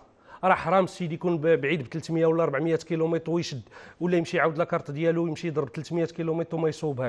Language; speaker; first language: Arabic; native; Arabic